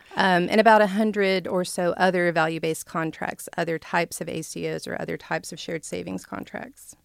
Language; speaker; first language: English; native; English